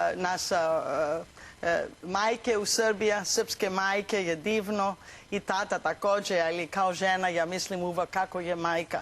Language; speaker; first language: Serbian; non-native, learner; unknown